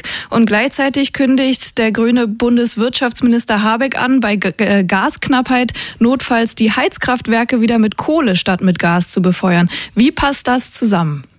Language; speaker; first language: German; native; German